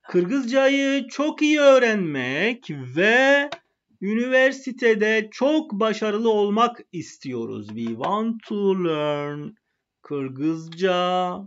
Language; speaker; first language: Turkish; non-native, fluent; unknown